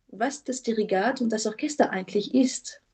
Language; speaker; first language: German; non-native, fluent; French